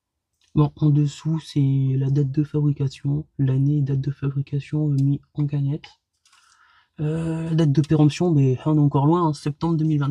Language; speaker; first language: French; native; French